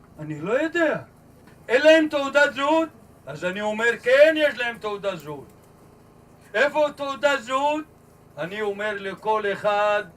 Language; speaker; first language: Hebrew; non-native, local second language; Arabic